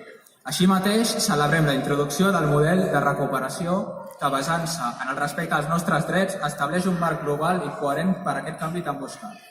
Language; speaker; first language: Catalan; native; Catalan